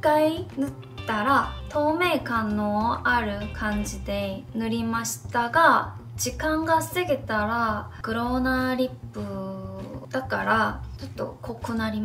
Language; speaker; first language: Japanese; non-native, fluent; Korean